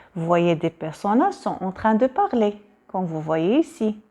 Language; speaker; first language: French; non-native, local second language; Arabic